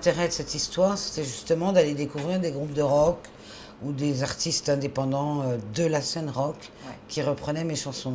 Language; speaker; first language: French; native; French